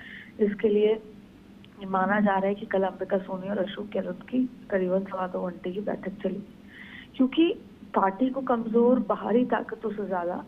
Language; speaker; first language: Hindi; native; Hindi